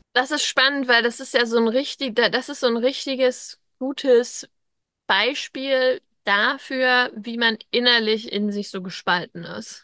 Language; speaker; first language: German; native; German